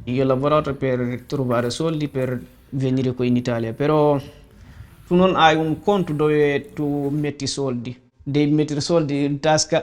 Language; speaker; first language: Italian; non-native, learner; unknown